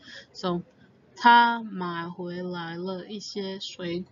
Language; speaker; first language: Chinese; non-native, fluent; English